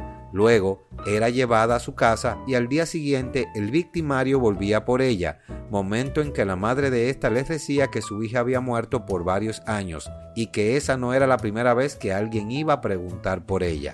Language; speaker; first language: Spanish; native; Spanish